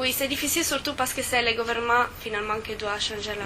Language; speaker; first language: French; non-native, fluent; Italian